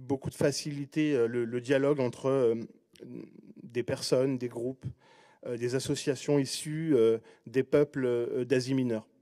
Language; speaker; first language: French; native; French